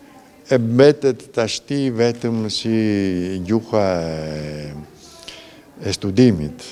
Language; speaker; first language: Albanian; non-native, fluent; Greek